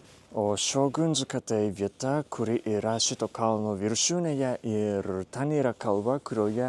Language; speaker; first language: Lithuanian; non-native, fluent; Japanese